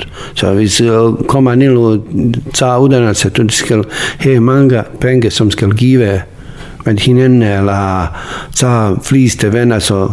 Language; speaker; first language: Danish; non-native, learner; Bosnian